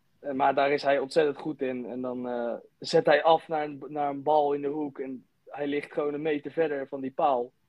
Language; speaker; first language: Dutch; native; Dutch